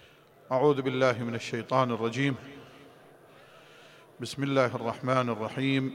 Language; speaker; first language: Arabic; native; Arabic